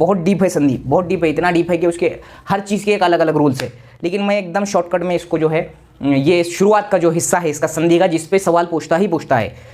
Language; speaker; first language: Hindi; non-native, local second language; Urdu